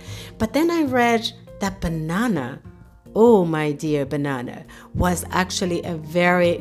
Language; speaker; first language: English; early bilingual, other home language; Spanish